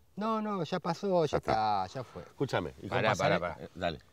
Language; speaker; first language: Spanish; native; Spanish